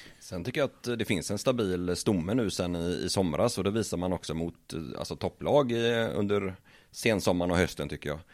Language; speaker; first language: Swedish; native; Swedish